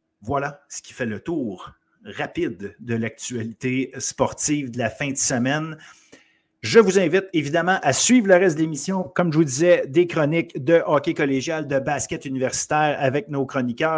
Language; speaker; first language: French; native; French